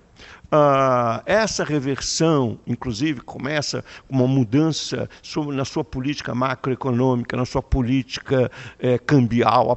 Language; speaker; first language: Portuguese; native; Portuguese